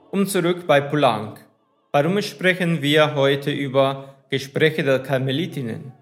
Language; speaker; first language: German; non-native, fluent; Spanish